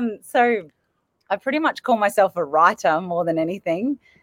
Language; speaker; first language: English; native; English